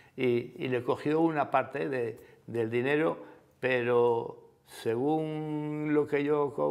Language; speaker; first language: Spanish; native; Spanish